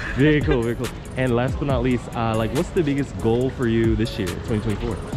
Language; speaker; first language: English; native; English